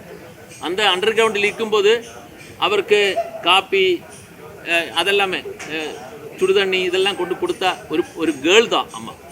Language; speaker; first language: Tamil; non-native, learner; Malayalam